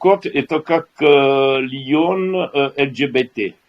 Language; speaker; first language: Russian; non-native, learner; French